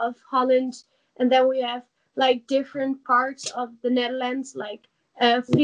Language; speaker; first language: English; non-native, fluent; Dutch